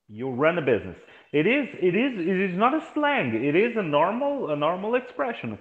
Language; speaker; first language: English; non-native, fluent; Portuguese